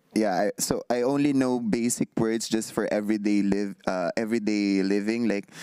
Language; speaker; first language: English; non-native, local second language; Filipino